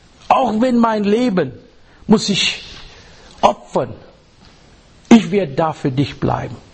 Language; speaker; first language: German; non-native, learner; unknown